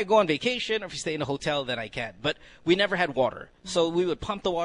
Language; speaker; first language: English; non-native, local second language; Filipino